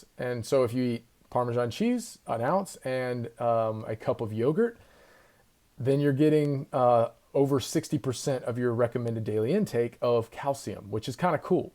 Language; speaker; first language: English; native; English